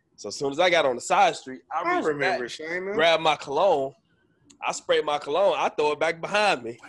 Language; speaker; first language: English; native; English